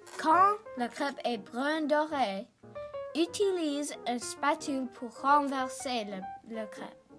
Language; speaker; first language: French; non-native, learner; English